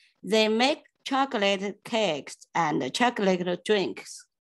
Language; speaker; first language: English; non-native, learner; Chinese